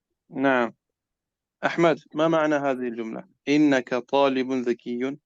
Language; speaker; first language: Arabic; non-native, fluent; Urdu